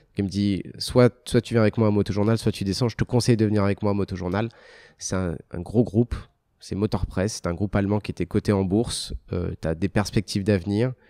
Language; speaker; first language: French; early bilingual, other home language; Arabic